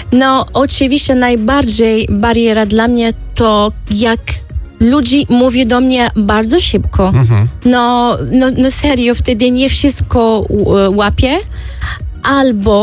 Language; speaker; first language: Polish; non-native, learner; Arabic